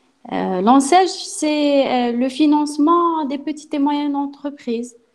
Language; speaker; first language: French; non-native, local second language; Arabic